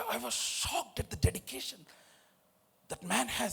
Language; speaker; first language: English; non-native, local second language; Telugu